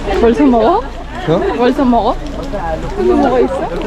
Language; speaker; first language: Korean; non-native, learner; Spanish